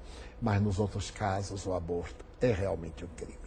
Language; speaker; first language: Portuguese; native; Portuguese